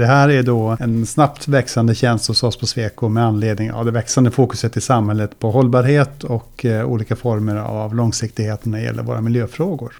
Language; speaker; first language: Swedish; native; Swedish